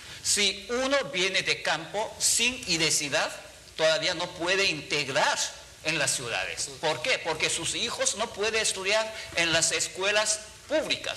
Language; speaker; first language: Spanish; non-native, fluent; Chinese